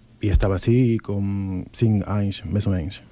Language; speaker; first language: Catalan; non-native, learner; Spanish